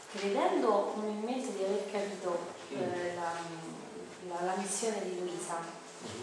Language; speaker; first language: Italian; native; Italian